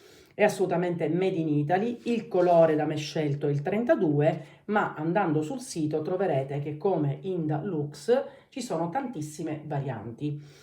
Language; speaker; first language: Italian; native; Italian